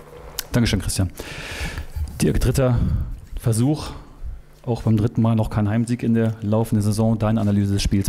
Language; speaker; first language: German; native; German